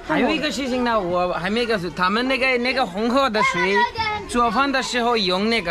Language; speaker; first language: Chinese; non-native, learner; Bangla